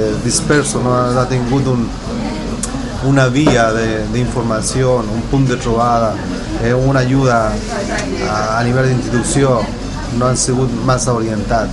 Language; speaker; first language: Catalan; non-native, learner; Spanish